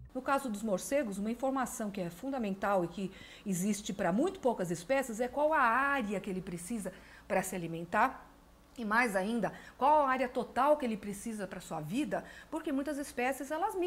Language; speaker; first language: Portuguese; native; Portuguese